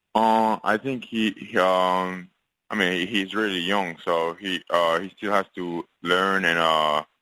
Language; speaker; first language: English; non-native, fluent; French